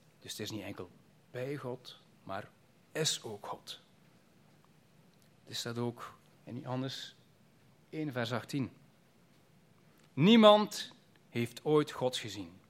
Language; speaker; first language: Dutch; native; Dutch